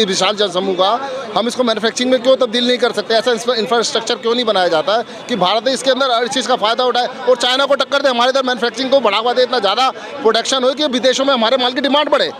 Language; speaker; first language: Hindi; native; Hindi